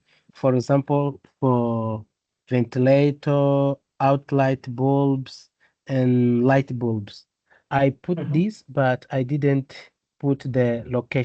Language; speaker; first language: English; non-native, learner; Portuguese